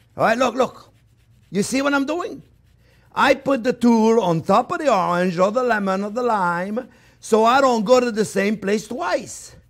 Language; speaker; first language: English; non-native, fluent; French